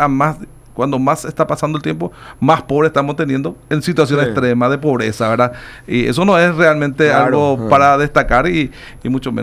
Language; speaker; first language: Spanish; native; Spanish